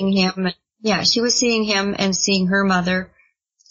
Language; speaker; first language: English; native; English